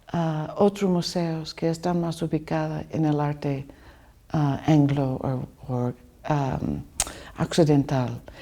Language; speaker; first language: Spanish; non-native, learner; English